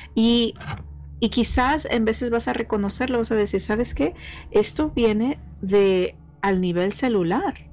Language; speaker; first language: Spanish; early bilingual, heritage; Spanish